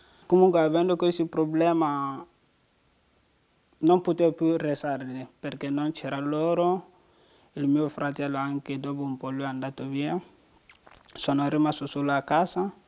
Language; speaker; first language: Italian; non-native, learner; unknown